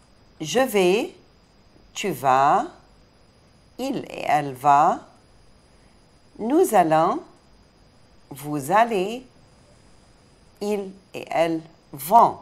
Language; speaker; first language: French; non-native, fluent; Arabic